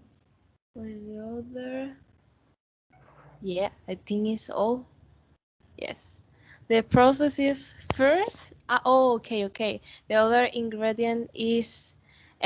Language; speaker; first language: English; non-native, learner; Spanish